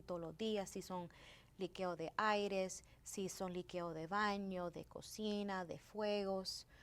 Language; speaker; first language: Spanish; early bilingual, heritage; Spanish